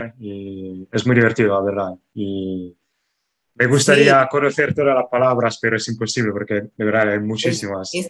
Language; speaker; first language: Spanish; non-native, fluent; Italian